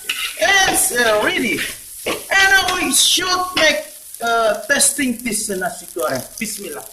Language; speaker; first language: English; non-native, learner; Indonesian